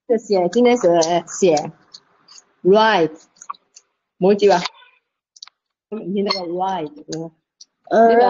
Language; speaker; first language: Chinese; non-native, local second language; Cantonese